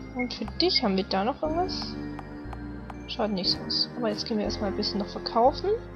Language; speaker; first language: German; native; German